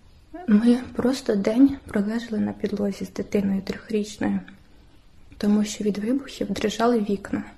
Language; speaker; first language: Ukrainian; native; Ukrainian